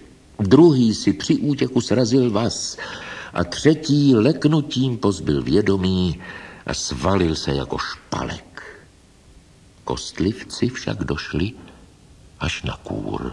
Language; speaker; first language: Czech; native; Czech